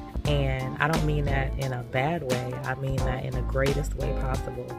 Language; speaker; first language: English; native; English